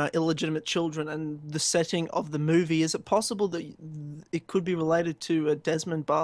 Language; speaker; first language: English; native; English